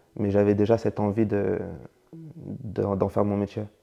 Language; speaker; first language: French; native; French